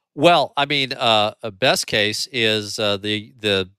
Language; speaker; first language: English; native; English